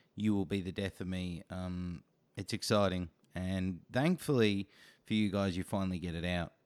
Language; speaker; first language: English; native; English